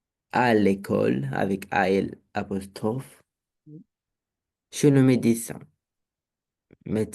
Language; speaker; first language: French; non-native, learner; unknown